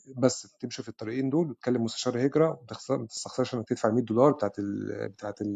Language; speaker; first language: Arabic; native; Arabic